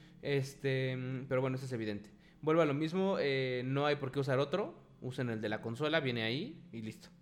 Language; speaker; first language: Spanish; native; Spanish